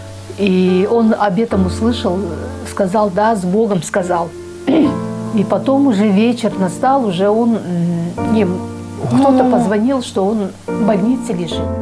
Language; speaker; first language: Russian; non-native, local second language; Tuvinian